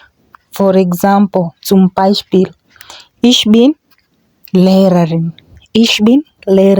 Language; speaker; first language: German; non-native, fluent; English